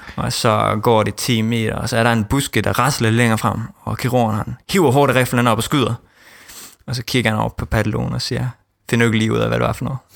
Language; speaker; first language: Danish; early bilingual, heritage; Danish